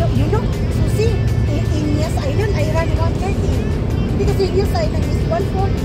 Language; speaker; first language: English; non-native, learner; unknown